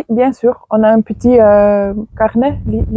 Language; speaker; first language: French; non-native, fluent; Dutch